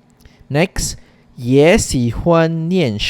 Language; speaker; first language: Chinese; non-native, fluent; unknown